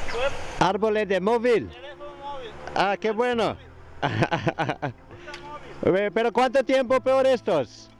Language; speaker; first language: Spanish; non-native, learner; English